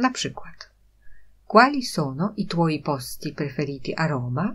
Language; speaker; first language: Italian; non-native, fluent; Polish